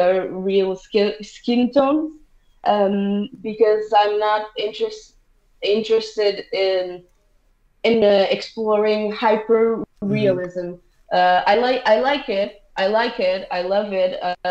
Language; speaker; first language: English; non-native, fluent; Portuguese